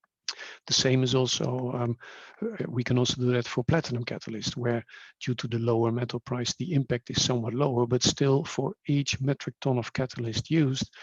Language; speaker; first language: English; non-native, fluent; Dutch